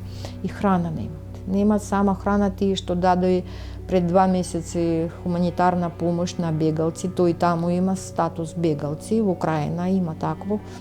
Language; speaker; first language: Macedonian; non-native, learner; Russian